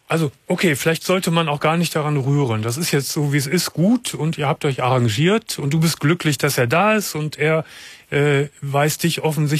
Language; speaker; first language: German; native; German